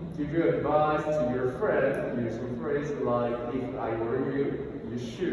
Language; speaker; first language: English; non-native, learner; Korean